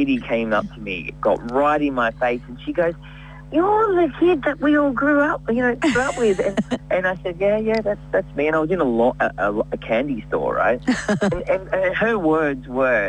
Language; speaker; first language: English; native; English